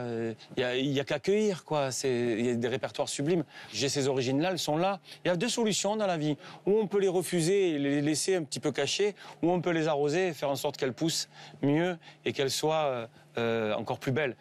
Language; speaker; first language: French; native; French